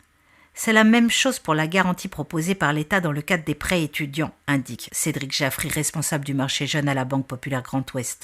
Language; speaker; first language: French; native; French